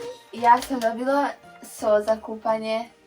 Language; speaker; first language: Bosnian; early bilingual, heritage; Serbian